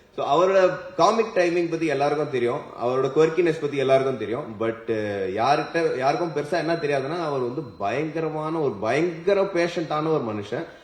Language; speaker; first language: Tamil; native; Tamil